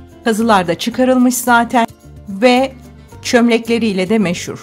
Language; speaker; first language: Turkish; native; Turkish